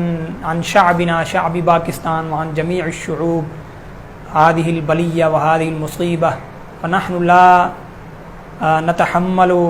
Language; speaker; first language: Arabic; non-native, fluent; Urdu